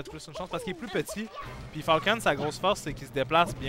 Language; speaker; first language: French; native; French